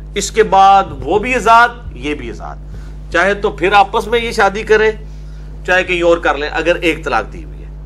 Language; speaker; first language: Urdu; non-native, local second language; Punjabi